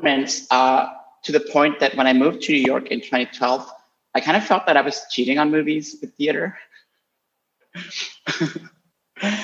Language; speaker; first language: English; non-native, fluent; Spanish